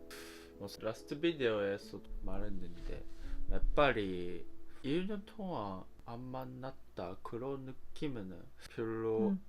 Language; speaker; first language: Korean; non-native, learner; Japanese